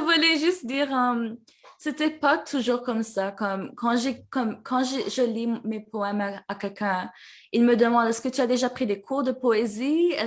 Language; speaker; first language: French; early bilingual, heritage; French